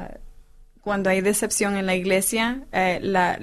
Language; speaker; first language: Spanish; non-native, fluent; English